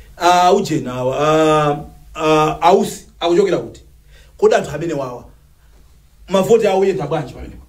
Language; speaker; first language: Nyanja; native; Nyanja